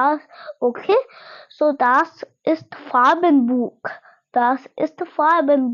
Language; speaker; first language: German; non-native, learner; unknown